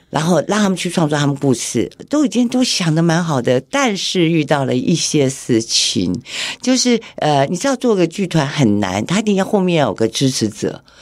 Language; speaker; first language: Chinese; native; Chinese